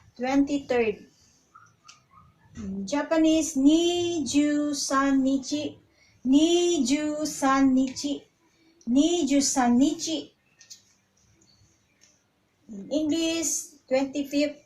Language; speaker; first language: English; non-native, local second language; Filipino